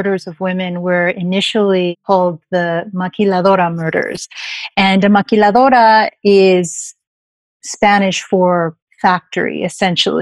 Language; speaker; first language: English; native; English